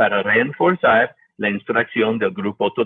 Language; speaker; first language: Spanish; non-native, learner; English